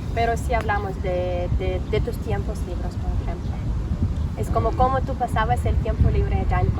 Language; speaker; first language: Spanish; non-native, fluent; Russian